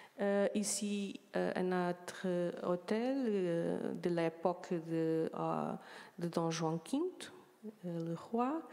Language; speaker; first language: French; non-native, learner; Portuguese